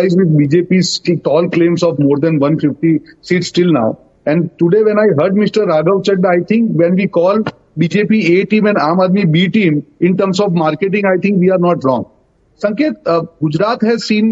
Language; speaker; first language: English; non-native, local second language; Gujarati